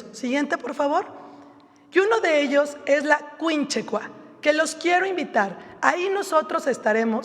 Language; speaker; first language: Spanish; native; Spanish